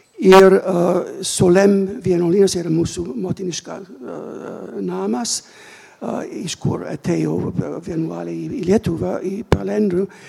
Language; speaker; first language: Lithuanian; non-native, fluent; English